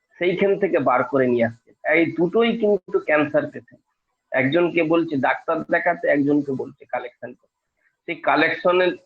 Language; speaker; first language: Bangla; native; Bangla